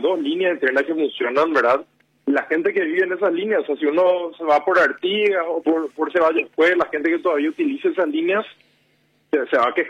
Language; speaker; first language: Spanish; native; Spanish